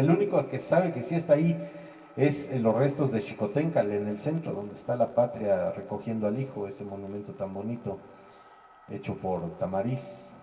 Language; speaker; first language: Spanish; native; Spanish